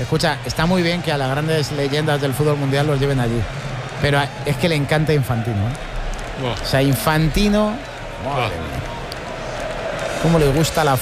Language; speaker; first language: Spanish; native; Spanish